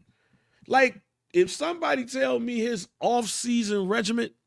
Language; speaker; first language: English; native; English